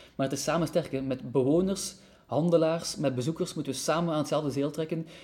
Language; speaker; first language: Dutch; native; Dutch